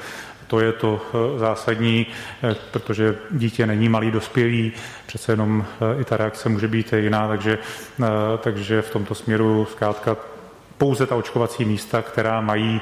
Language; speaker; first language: Czech; native; Czech